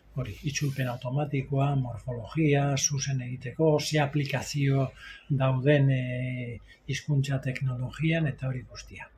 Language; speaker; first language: Basque; non-native, local second language; Spanish